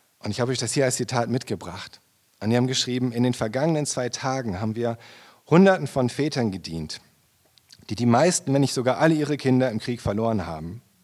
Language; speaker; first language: German; native; German